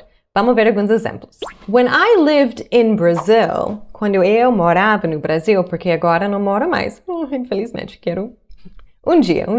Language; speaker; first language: Portuguese; non-native, fluent; English